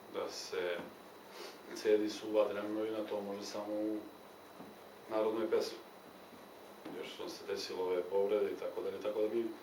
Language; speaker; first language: Serbian; native; Serbian